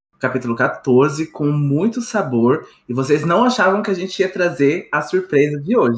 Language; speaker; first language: Portuguese; native; Portuguese